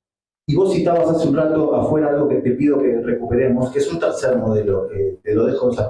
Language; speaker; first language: Spanish; native; Spanish